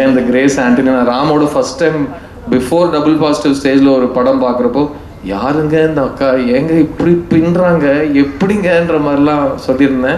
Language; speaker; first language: Tamil; native; Tamil